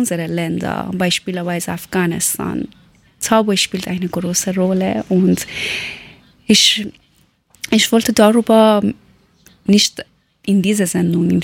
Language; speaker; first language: German; non-native, learner; Persian